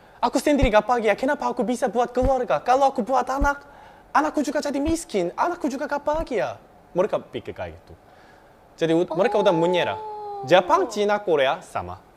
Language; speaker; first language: Indonesian; non-native, fluent; Korean